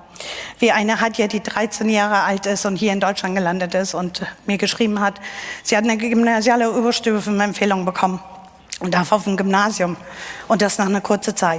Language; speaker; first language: German; non-native, fluent; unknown